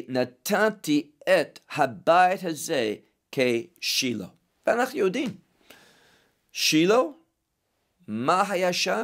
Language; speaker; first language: Hebrew; non-native, fluent; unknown